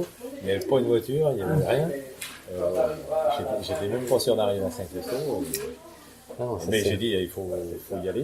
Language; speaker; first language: French; native; French